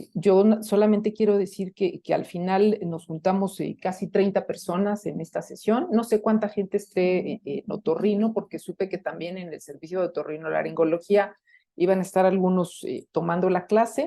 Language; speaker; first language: Spanish; native; Spanish